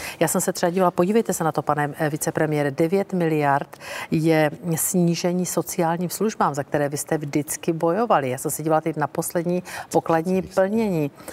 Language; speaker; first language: Czech; native; Czech